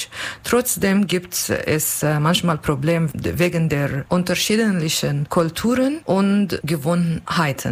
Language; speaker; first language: German; non-native, learner; Kurdish